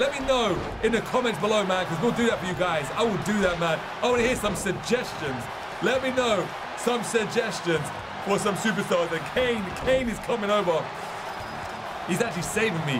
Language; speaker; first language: English; native; English